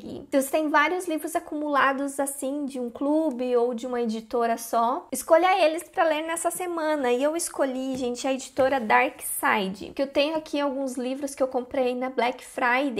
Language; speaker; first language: Portuguese; native; Portuguese